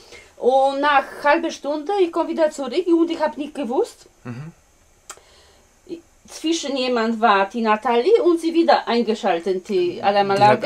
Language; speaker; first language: German; non-native, learner; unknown